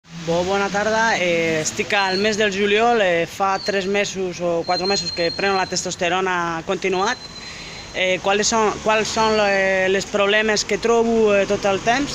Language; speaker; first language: Catalan; non-native, fluent; French